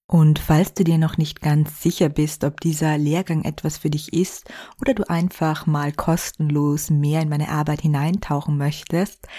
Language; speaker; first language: German; native; German